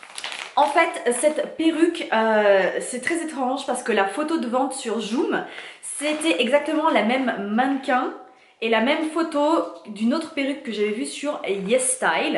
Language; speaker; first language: French; native; French